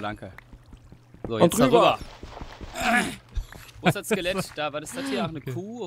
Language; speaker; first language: German; native; German